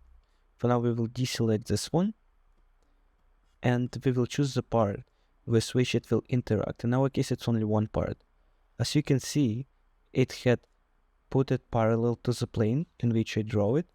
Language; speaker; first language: English; non-native, fluent; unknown